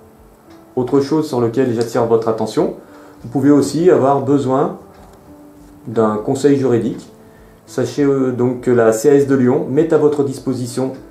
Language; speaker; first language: French; native; French